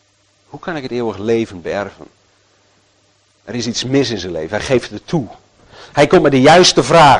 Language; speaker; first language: Dutch; native; Dutch